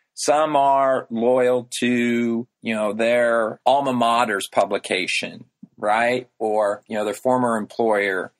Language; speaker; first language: English; native; English